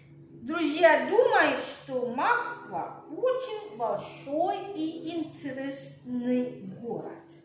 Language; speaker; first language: Russian; non-native, learner; Indonesian